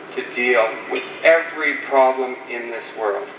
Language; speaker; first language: English; native; English